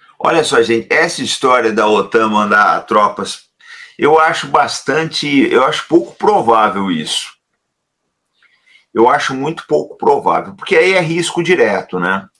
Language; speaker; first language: Portuguese; native; Portuguese